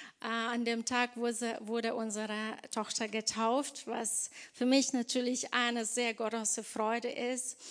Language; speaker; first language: German; non-native, fluent; Ukrainian